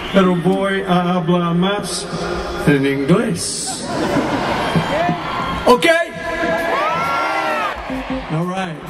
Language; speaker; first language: Spanish; non-native, learner; English